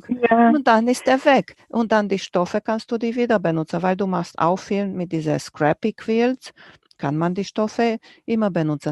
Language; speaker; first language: German; non-native, fluent; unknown